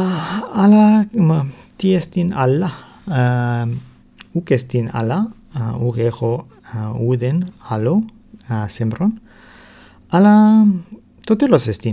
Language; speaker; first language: Greek; non-native, learner; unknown